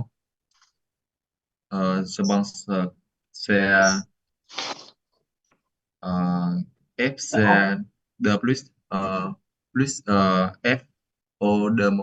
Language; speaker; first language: French; non-native, learner; Vietnamese